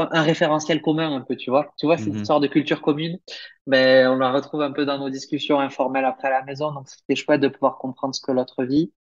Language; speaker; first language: French; native; French